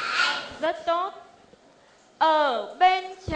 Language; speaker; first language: Vietnamese; native; Vietnamese